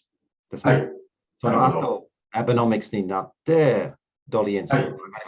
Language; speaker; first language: Japanese; non-native, learner; English